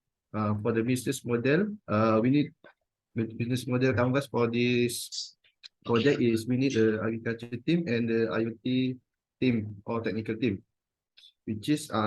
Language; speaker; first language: English; non-native, fluent; Malay